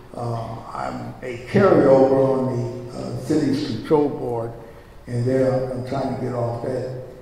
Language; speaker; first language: English; native; English